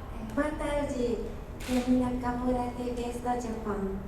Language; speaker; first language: Portuguese; non-native, fluent; Japanese